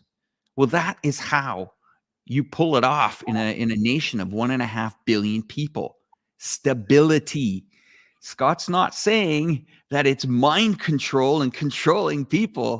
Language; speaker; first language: English; native; English